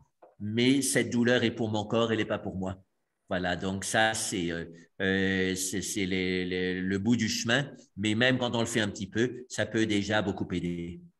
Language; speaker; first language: French; native; French